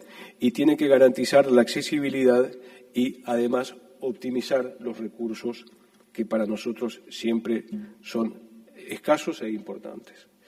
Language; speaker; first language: Spanish; native; Spanish